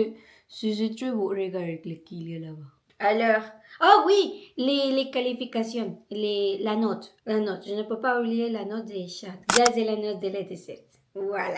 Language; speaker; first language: French; non-native, learner; Spanish